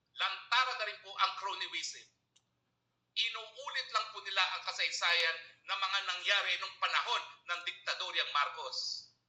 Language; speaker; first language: Filipino; native; Filipino